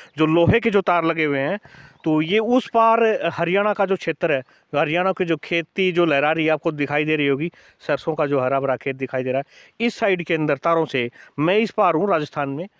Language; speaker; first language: Hindi; native; Hindi